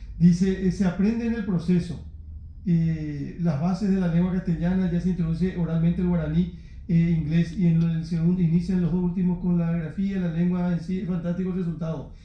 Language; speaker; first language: Spanish; native; Spanish